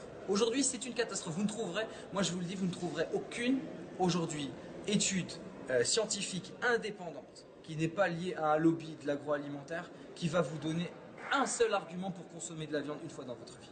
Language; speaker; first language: French; early bilingual, heritage; French